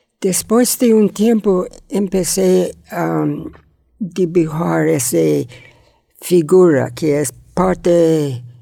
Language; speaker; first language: Spanish; non-native, learner; English